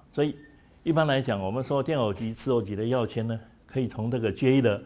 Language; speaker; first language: Chinese; native; Chinese